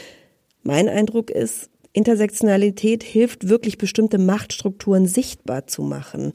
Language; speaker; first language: German; native; German